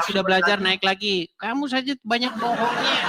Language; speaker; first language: Indonesian; native; Indonesian